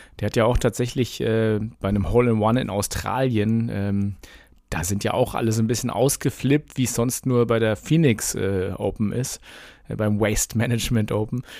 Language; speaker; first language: German; native; German